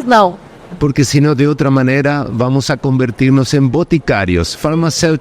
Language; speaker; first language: Portuguese; non-native, fluent; Spanish